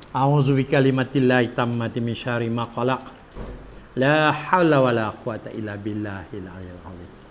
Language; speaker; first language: Malay; native; Malay